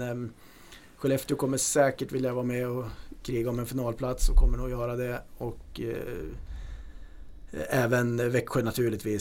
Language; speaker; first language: Swedish; native; Swedish